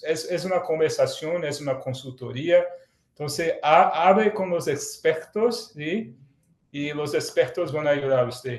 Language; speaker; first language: Spanish; non-native, fluent; Portuguese